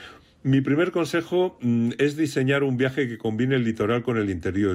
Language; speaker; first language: Spanish; native; Spanish